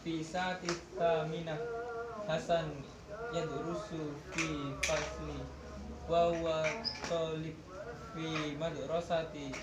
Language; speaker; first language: Arabic; non-native, learner; Indonesian